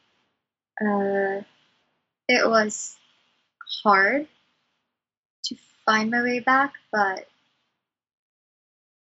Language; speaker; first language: English; non-native, local second language; Cebuano